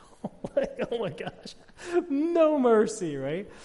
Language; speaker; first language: English; native; English